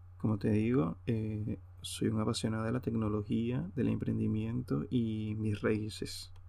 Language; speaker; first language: Spanish; native; Spanish